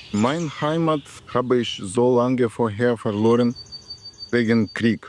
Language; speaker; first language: German; non-native, learner; Ukrainian